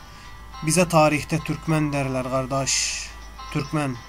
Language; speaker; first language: Turkish; early bilingual, heritage; Turkish